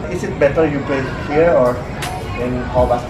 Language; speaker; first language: English; non-native, fluent; Indonesian